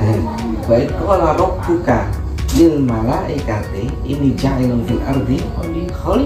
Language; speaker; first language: Indonesian; native; Indonesian